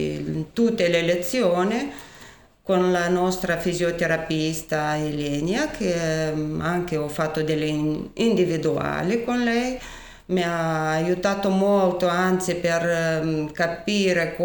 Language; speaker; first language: Italian; non-native, fluent; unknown